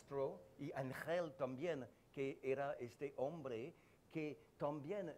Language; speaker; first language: Spanish; non-native, fluent; French